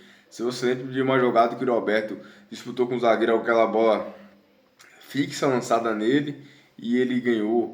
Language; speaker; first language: Portuguese; native; Portuguese